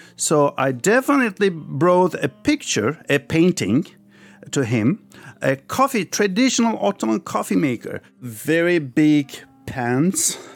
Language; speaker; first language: English; early bilingual, other home language; Turkish